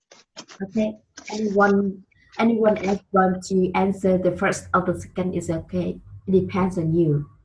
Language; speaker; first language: English; non-native, learner; Vietnamese